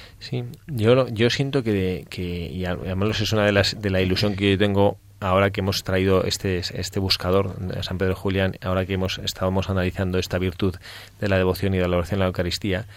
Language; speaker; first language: Spanish; native; Spanish